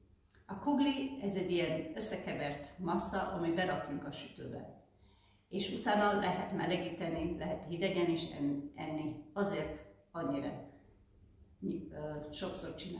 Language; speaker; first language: Hungarian; early bilingual, heritage; Hungarian